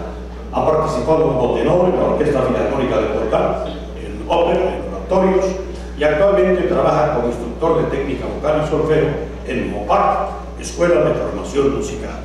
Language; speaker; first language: Spanish; native; Spanish